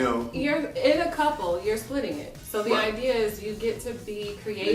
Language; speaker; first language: English; native; English